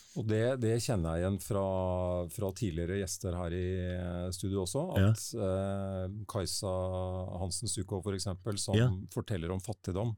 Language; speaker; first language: Norwegian; native; Norwegian